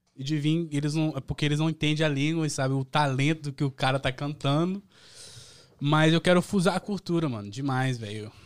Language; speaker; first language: Portuguese; early bilingual, heritage; Portuguese